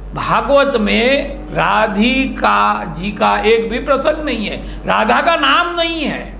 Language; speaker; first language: Hindi; non-native, local second language; Gujarati